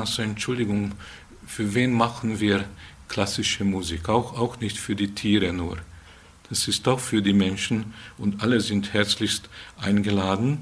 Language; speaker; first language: German; non-native, fluent; Hungarian